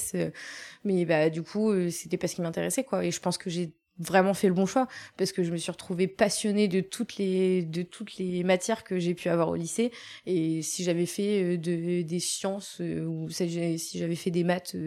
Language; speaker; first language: French; native; French